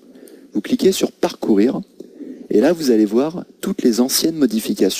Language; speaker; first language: French; native; French